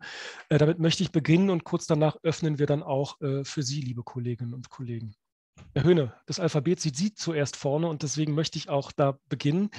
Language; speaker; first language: German; native; German